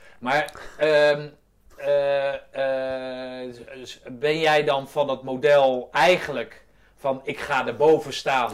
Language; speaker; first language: Dutch; native; Dutch